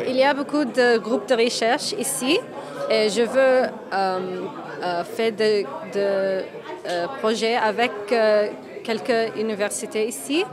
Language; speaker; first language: French; non-native, learner; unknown